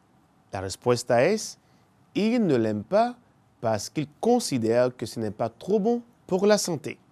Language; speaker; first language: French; non-native, fluent; Spanish